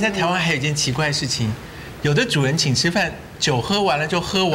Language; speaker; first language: Chinese; native; Chinese